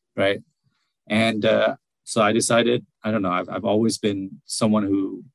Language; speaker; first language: English; early bilingual, other home language; Vietnamese